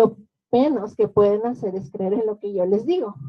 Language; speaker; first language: Spanish; native; Spanish